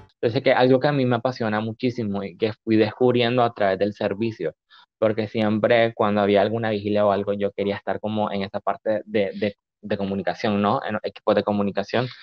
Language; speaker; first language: Spanish; native; Spanish